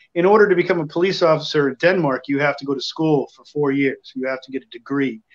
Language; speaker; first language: English; native; English